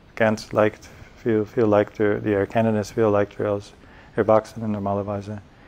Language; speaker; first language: German; non-native, fluent; English